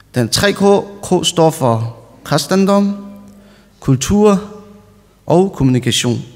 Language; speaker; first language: Danish; non-native, learner; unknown